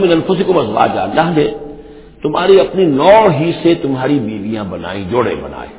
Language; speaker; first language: Urdu; native; Urdu